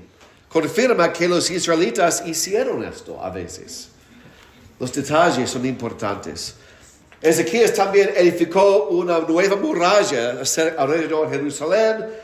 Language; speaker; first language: Spanish; non-native, fluent; English